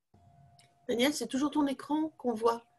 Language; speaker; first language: French; native; French